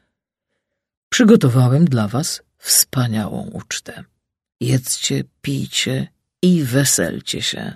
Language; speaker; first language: Polish; native; Polish